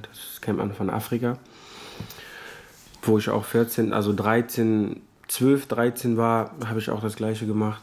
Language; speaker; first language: German; non-native, fluent; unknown